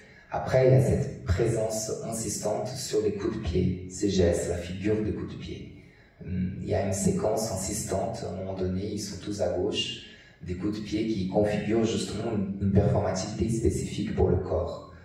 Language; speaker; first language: French; non-native, fluent; Portuguese